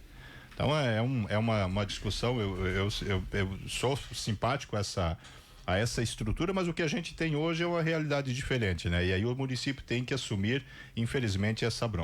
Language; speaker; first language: Portuguese; native; Portuguese